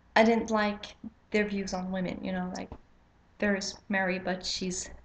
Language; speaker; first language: English; non-native, fluent; French